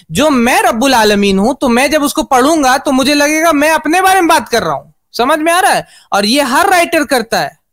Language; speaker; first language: Hindi; native; Hindi